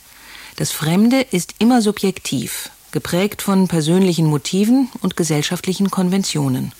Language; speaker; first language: German; native; German